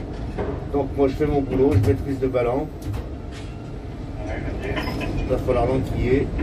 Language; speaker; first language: French; native; French